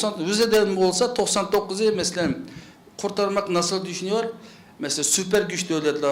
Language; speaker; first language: Turkish; non-native, learner; Uyghur